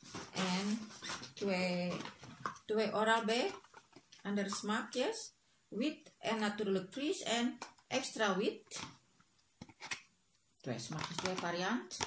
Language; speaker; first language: Dutch; non-native, learner; Indonesian